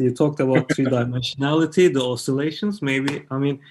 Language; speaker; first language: English; non-native, fluent; Turkish